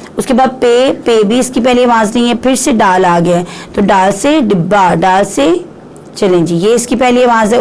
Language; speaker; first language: Urdu; non-native, local second language; Punjabi